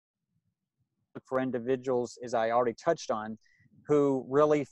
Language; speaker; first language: English; native; English